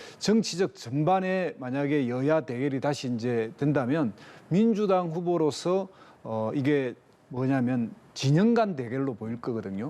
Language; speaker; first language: Korean; native; Korean